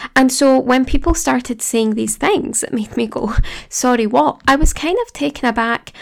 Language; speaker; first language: English; native; English